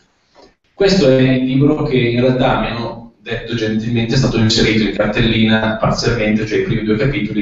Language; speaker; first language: Italian; native; Italian